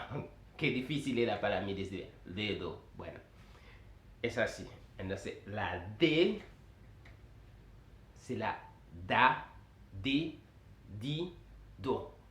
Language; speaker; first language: Spanish; non-native, fluent; Haitian Creole